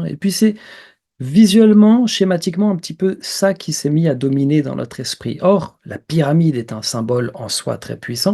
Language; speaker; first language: French; native; French